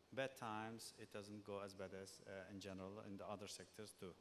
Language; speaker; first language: English; non-native, fluent; Turkish